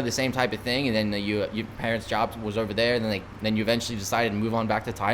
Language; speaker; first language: English; native; English